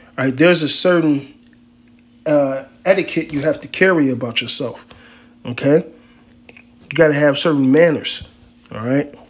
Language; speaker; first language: English; native; English